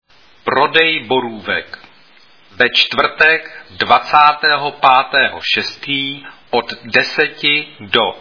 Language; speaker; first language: Czech; native; Czech